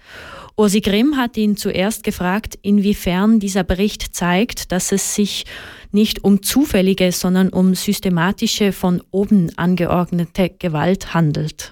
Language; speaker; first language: German; native; German